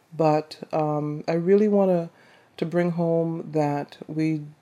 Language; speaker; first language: English; native; English